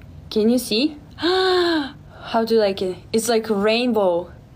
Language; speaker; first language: English; non-native, fluent; Russian